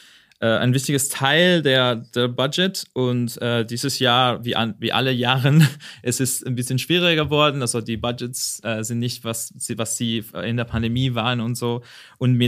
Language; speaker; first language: German; non-native, fluent; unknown